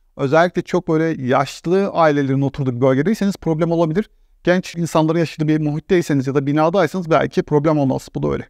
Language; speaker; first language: Turkish; native; Turkish